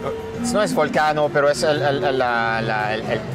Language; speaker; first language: Spanish; non-native, fluent; French